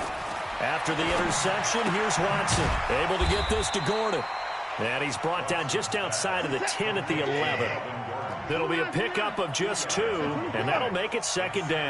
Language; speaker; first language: English; native; English